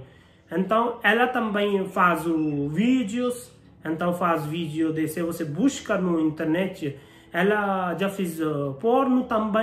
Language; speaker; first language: Portuguese; non-native, learner; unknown